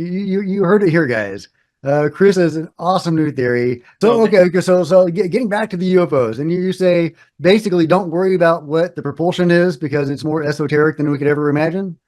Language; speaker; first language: English; native; English